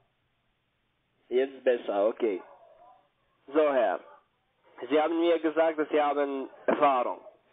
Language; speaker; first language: German; non-native, learner; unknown